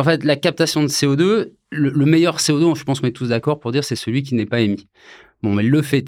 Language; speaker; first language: French; native; French